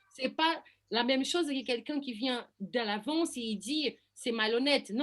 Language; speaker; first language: French; non-native, fluent; Portuguese